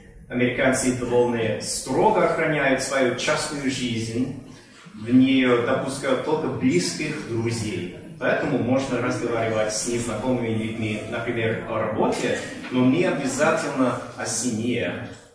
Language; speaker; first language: Russian; non-native, fluent; English